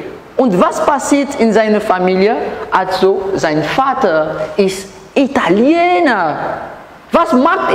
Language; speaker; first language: German; non-native, learner; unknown